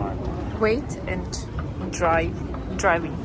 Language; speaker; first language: English; non-native, learner; Russian